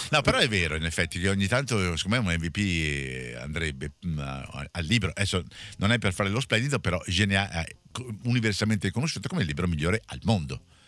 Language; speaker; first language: Italian; native; Italian